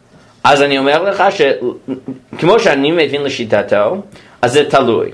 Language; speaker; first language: Hebrew; non-native, fluent; English